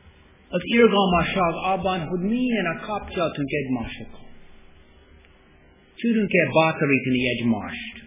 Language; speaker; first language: Hungarian; non-native, fluent; English